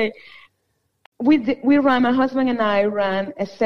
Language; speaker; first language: English; non-native, fluent; Spanish